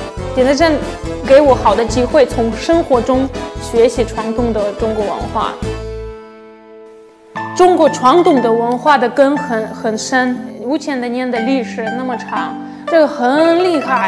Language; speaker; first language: Chinese; non-native, fluent; Russian